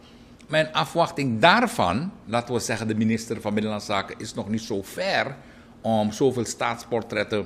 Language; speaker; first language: Dutch; native; Dutch